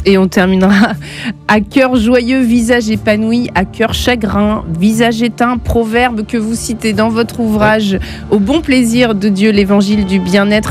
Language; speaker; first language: French; native; French